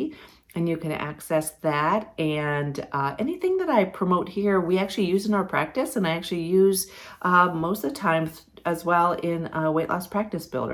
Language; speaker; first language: English; native; English